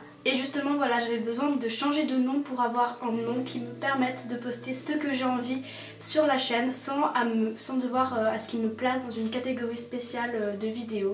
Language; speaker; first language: French; native; French